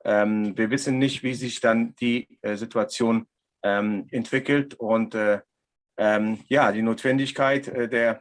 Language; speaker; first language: German; non-native, fluent; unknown